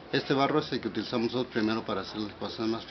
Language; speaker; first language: Spanish; native; Spanish